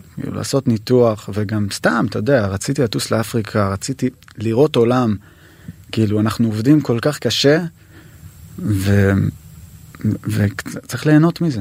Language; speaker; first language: Hebrew; native; Hebrew